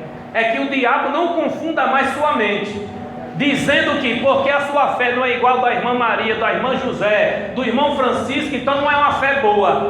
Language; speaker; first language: Portuguese; native; Portuguese